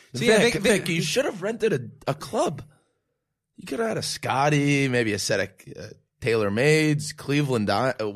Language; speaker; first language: English; native; English